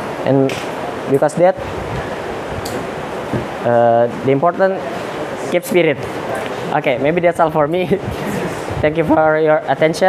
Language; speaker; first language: English; non-native, learner; Indonesian